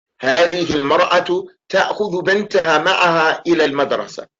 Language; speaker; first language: Arabic; non-native, fluent; English